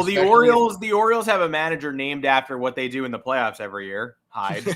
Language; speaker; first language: English; native; English